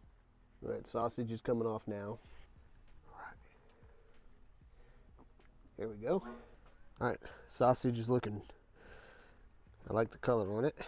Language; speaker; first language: English; native; English